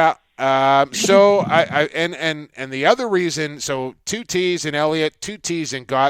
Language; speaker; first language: English; native; English